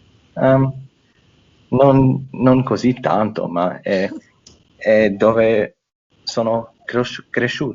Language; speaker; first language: Italian; non-native, fluent; English